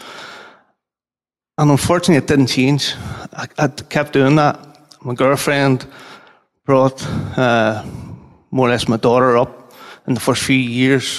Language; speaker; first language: English; native; English